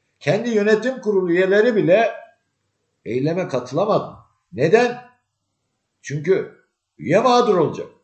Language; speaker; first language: Turkish; native; Turkish